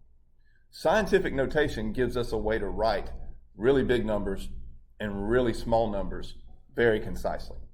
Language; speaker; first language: English; native; English